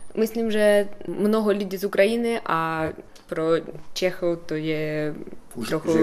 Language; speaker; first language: Czech; non-native, learner; Ukrainian